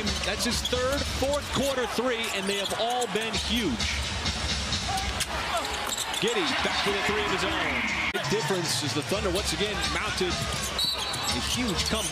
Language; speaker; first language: English; native; English